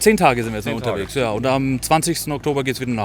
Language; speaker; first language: German; native; German